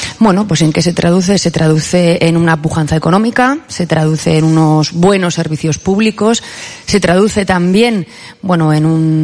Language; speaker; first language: Spanish; native; Spanish